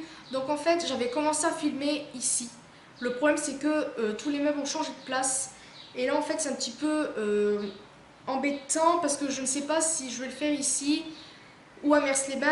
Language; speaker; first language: French; native; French